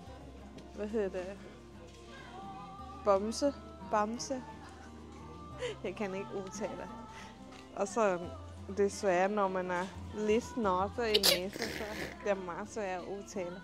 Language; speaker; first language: Danish; non-native, learner; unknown